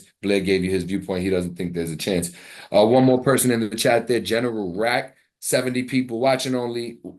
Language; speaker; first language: English; native; English